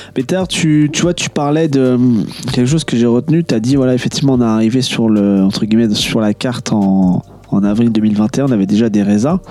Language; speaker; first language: French; native; French